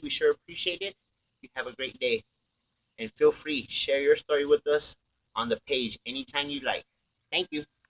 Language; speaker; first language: English; native; English